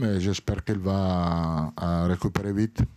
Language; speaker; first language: French; non-native, learner; Italian